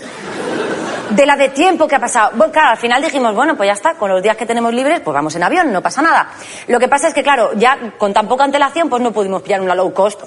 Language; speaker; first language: Spanish; native; Spanish